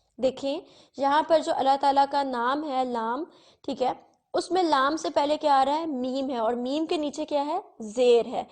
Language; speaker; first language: Urdu; native; Urdu